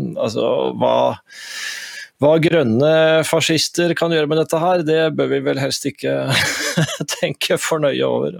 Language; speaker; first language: Norwegian; native; Norwegian